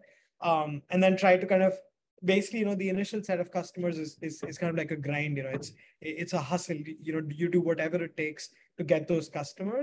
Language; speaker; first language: English; non-native, local second language; Hindi